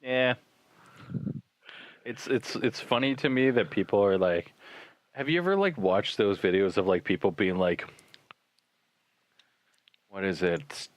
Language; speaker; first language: English; native; English